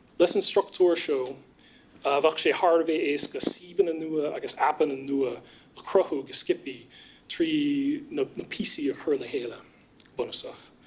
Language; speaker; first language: Irish; non-native, fluent; English